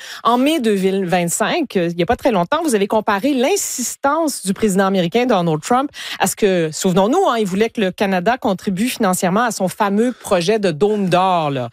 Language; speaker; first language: French; native; French